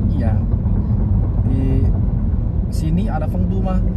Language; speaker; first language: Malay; non-native, learner; Chinese